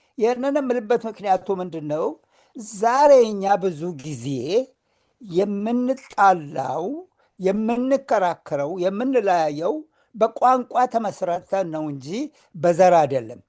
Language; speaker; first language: Amharic; non-native, local second language; Oromo